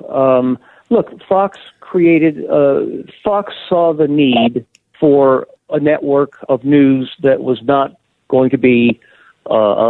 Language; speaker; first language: English; native; English